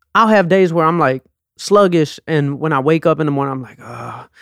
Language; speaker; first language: English; native; English